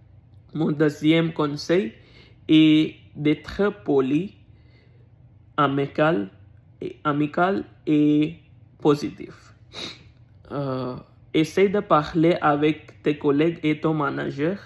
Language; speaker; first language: French; non-native, learner; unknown